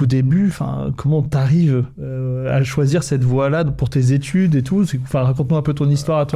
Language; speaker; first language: French; native; French